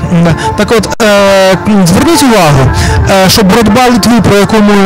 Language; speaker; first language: Ukrainian; native; Ukrainian